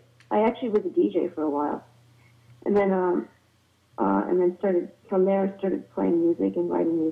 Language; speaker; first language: English; native; English